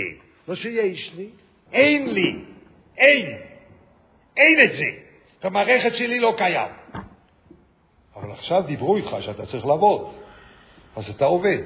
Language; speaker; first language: Hebrew; non-native, fluent; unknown